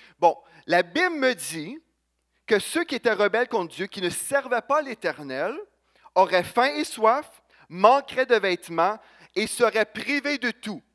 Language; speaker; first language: French; native; French